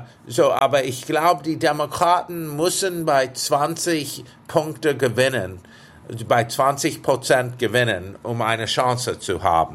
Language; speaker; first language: German; early bilingual, heritage; English